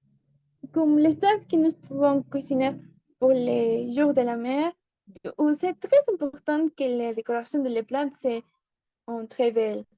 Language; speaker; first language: French; non-native, learner; Spanish